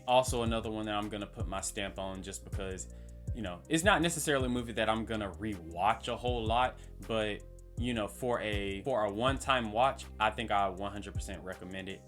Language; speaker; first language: English; native; English